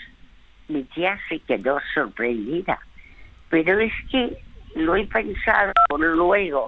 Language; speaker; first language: Spanish; early bilingual, other home language; French